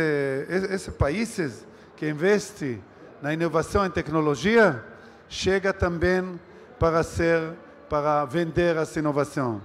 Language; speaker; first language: Portuguese; non-native, learner; Hebrew